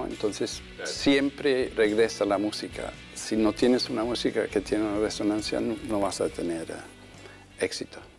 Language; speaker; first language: Spanish; non-native, fluent; English